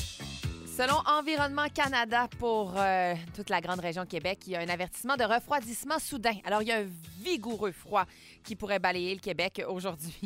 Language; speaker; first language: French; native; French